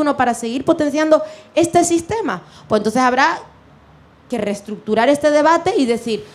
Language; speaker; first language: Spanish; non-native, fluent; Arabic